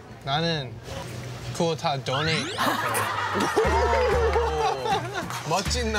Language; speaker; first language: Korean; early bilingual, heritage; English